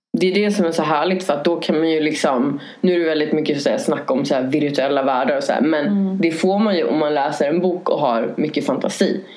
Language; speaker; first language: Swedish; native; Swedish